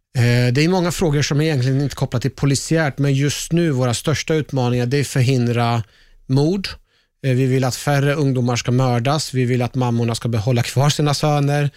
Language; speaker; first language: Swedish; early bilingual, other home language; Persian